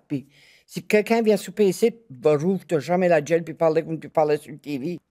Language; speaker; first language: French; native; French